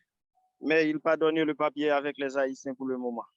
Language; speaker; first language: French; non-native, local second language; Haitian Creole